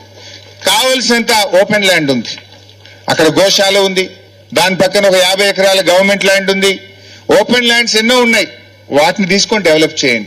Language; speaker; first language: Telugu; native; Telugu